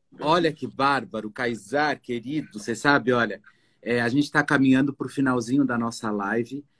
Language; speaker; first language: Portuguese; native; Portuguese